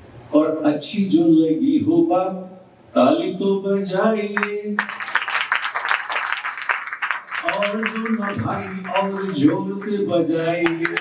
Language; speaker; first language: Hindi; native; Hindi